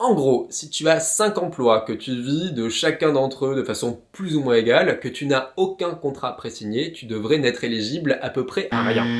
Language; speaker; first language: French; native; French